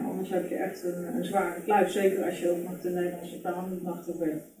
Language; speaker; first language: Dutch; native; Dutch